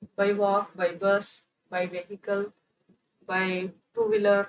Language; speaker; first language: English; non-native, local second language; Kannada